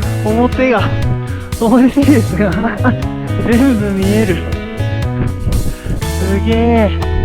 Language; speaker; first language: Japanese; native; Japanese